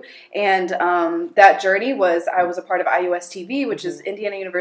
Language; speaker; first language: English; early bilingual, other home language; Amharic